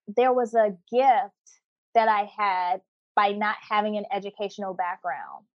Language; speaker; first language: English; native; English